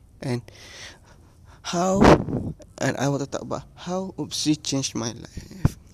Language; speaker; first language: English; non-native, learner; Malay